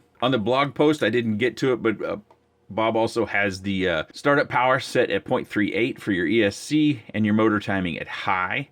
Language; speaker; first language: English; native; English